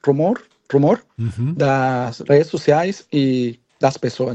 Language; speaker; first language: Portuguese; non-native, learner; Spanish